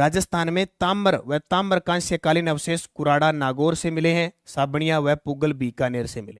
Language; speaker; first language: Hindi; native; Hindi